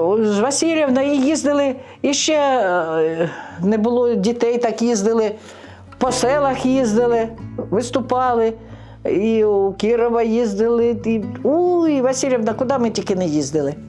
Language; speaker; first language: Ukrainian; native; Ukrainian